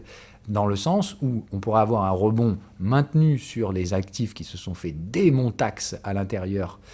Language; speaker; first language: French; native; French